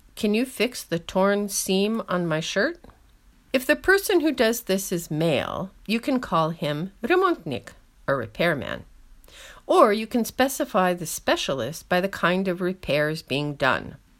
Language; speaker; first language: English; native; English